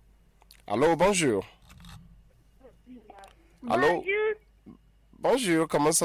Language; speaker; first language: French; non-native, fluent; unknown